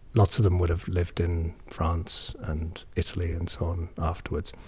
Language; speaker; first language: English; native; English